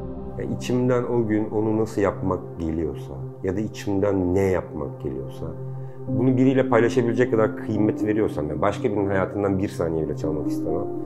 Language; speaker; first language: Turkish; native; Turkish